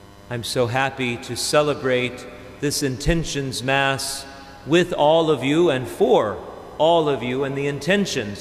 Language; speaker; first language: English; native; English